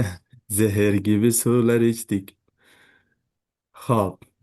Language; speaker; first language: Turkish; non-native, fluent; Uzbek